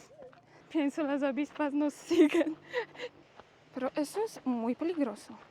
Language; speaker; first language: Spanish; non-native, learner; Polish